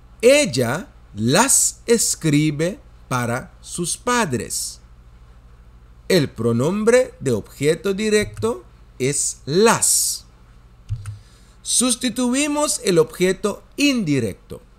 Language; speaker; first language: Spanish; non-native, fluent; Dutch